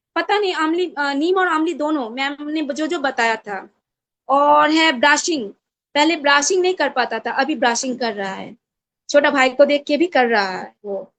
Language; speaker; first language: Hindi; non-native, local second language; Bangla